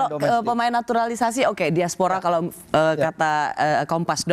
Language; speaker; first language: Indonesian; native; Indonesian